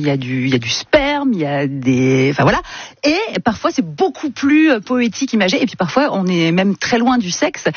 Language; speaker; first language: French; native; French